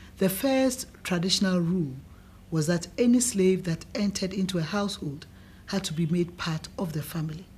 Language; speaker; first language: English; non-native, local second language; Akan